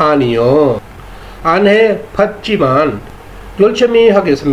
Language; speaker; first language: Korean; non-native, learner; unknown